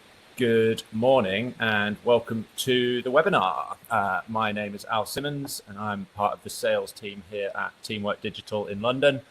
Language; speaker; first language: English; native; English